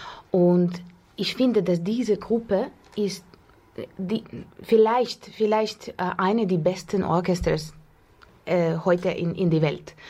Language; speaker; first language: German; non-native, learner; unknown